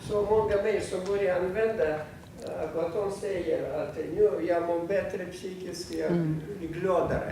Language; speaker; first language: Swedish; non-native, fluent; Russian